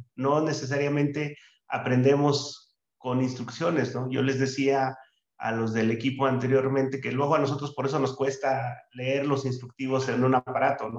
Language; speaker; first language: Spanish; native; Spanish